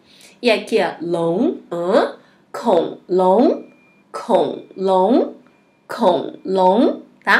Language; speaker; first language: Portuguese; non-native, fluent; Chinese